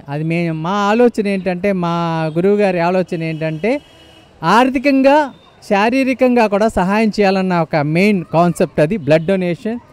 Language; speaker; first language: Telugu; non-native, local second language; Malayalam